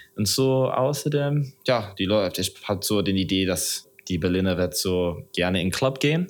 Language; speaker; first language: German; non-native, learner; English